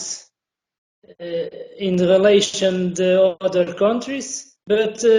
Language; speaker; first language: English; non-native, learner; Portuguese